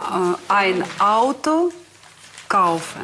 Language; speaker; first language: German; non-native, learner; Russian